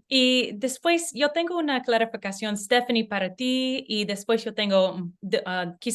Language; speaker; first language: Spanish; non-native, learner; English